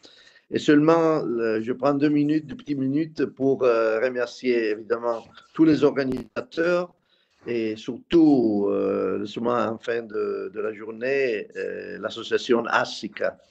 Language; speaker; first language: French; non-native, fluent; Italian